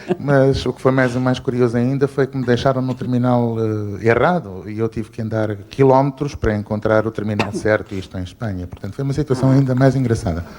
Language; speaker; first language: Portuguese; native; Portuguese